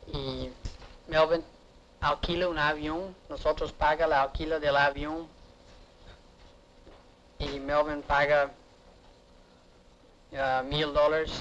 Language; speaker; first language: Spanish; non-native, learner; English